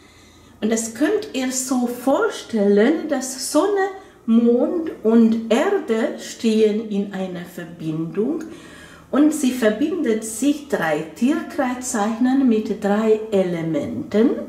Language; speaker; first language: German; non-native, fluent; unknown